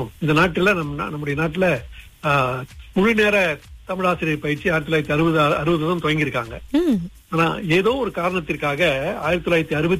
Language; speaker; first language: Tamil; early bilingual, heritage; Tamil